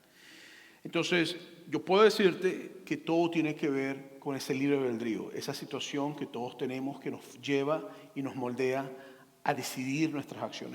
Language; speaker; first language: Spanish; native; Spanish